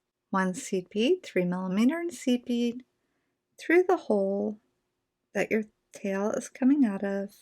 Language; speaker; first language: English; native; English